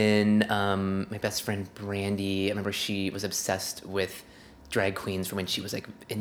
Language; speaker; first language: English; native; English